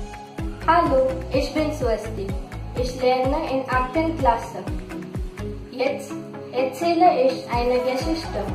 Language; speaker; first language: German; non-native, learner; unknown